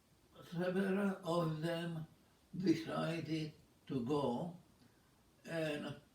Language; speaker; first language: English; non-native, fluent; Czech